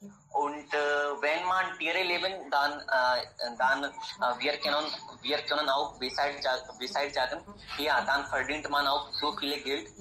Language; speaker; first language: German; non-native, learner; Hindi